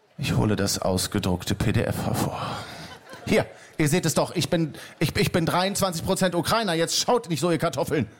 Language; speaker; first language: German; native; German